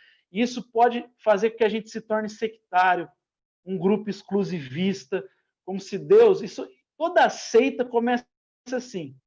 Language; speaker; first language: Portuguese; native; Portuguese